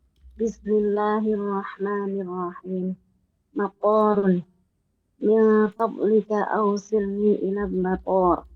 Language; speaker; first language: Arabic; non-native, learner; Indonesian